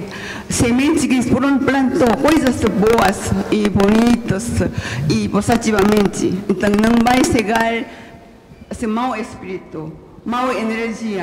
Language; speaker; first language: Portuguese; non-native, learner; Korean